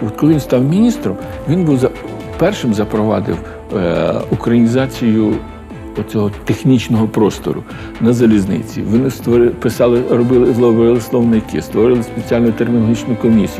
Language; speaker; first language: Ukrainian; native; Ukrainian